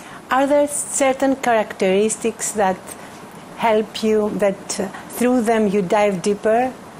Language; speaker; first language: English; non-native, fluent; Greek